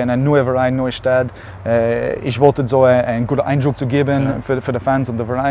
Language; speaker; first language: German; non-native, learner; English